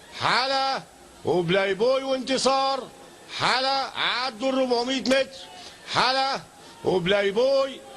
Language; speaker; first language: Arabic; native; Arabic